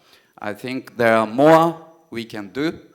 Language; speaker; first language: English; non-native, fluent; Japanese